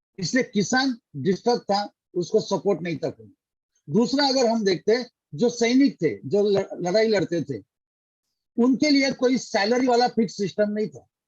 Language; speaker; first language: Hindi; non-native, local second language; Marathi